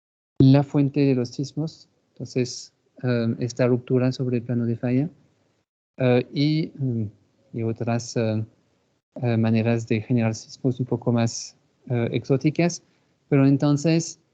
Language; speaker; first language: Spanish; non-native, fluent; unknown